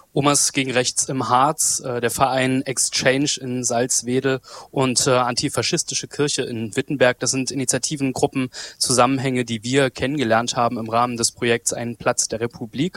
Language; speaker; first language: German; native; German